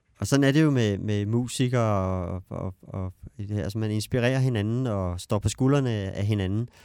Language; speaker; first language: Danish; native; Danish